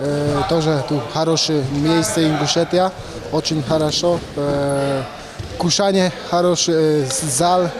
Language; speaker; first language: Russian; non-native, learner; Polish